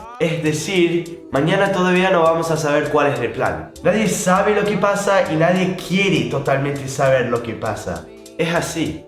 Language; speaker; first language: Spanish; non-native, fluent; English